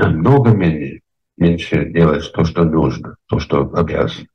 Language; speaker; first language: Russian; non-native, fluent; English